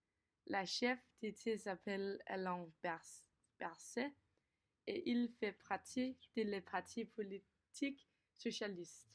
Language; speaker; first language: French; non-native, learner; Danish